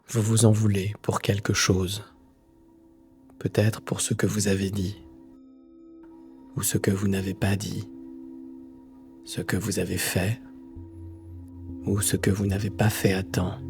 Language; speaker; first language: French; native; French